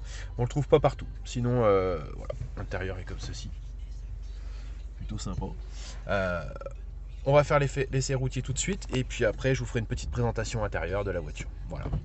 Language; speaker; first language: French; native; French